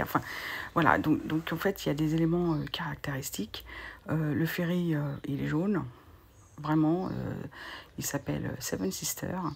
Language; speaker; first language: French; native; French